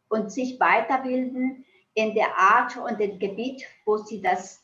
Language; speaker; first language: German; non-native, fluent; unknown